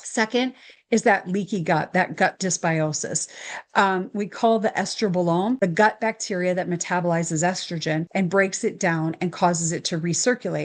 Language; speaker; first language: English; native; English